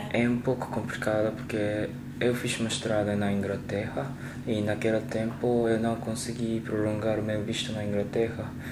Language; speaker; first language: Portuguese; non-native, learner; Japanese